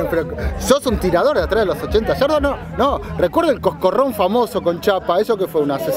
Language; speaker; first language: Spanish; native; Spanish